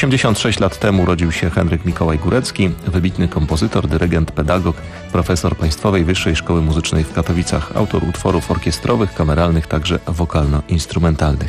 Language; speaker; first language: Polish; native; Polish